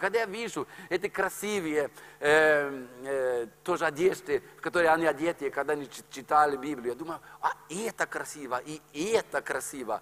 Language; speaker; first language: Russian; non-native, fluent; Norwegian